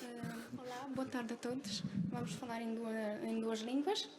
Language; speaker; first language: Portuguese; non-native, fluent; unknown